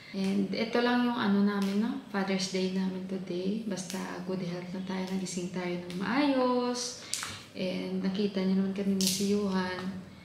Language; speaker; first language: Filipino; non-native, local second language; Hiligaynon